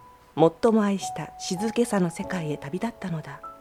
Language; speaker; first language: Japanese; native; Japanese